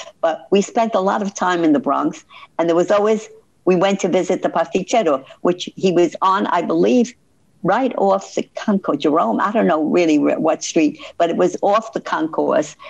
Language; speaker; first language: English; early bilingual, other home language; Ladino